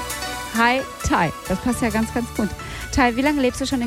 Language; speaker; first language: German; native; German